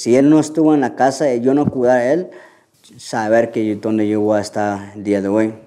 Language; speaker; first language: Spanish; early bilingual, heritage; Spanish